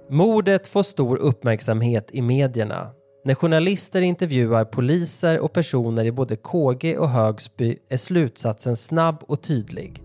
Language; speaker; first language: Swedish; native; Swedish